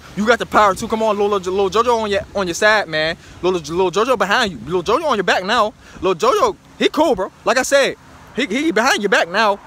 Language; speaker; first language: English; native; English